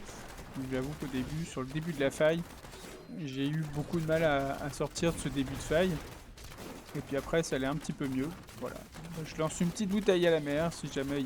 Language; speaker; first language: French; native; French